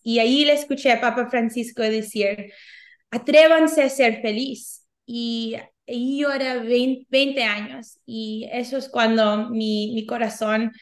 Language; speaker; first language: Spanish; early bilingual, heritage; Spanish